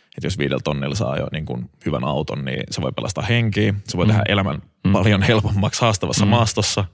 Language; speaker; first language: Finnish; native; Finnish